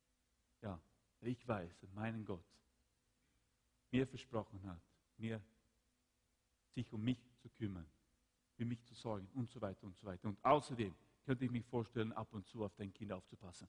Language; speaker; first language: German; non-native, fluent; Swedish